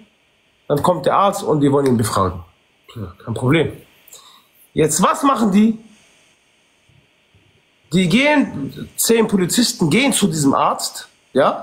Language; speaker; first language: German; early bilingual, other home language; Arabic